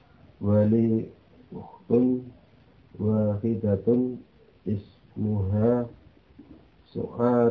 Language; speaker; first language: Arabic; non-native, learner; Indonesian